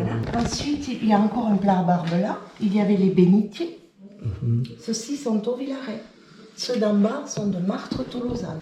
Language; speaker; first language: French; native; French